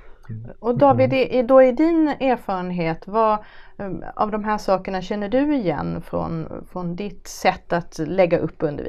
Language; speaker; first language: Swedish; native; Swedish